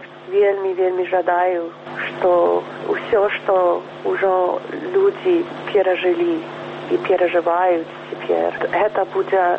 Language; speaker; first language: Belarusian; early bilingual, heritage; English